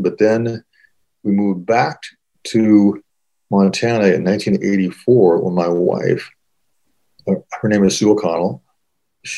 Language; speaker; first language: English; native; English